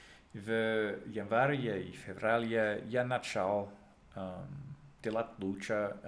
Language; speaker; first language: Russian; non-native, learner; English